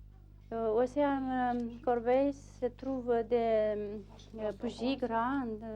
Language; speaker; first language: French; non-native, learner; Romanian